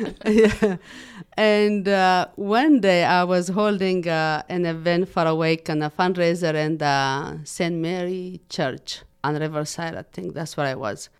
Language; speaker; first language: English; non-native, fluent; Persian